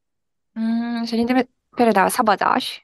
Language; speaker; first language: Hungarian; non-native, fluent; Japanese